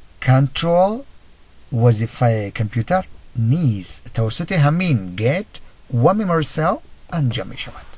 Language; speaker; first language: Persian; native; Persian